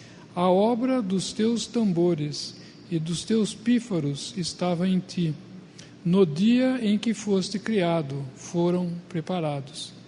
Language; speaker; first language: Portuguese; native; Portuguese